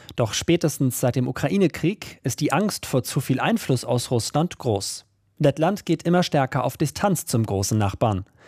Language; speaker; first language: German; native; German